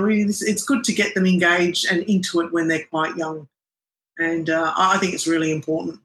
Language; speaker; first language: English; non-native, local second language; Arabic